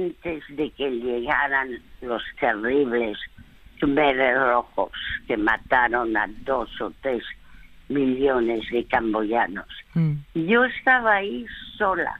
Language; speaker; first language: Spanish; early bilingual, other home language; French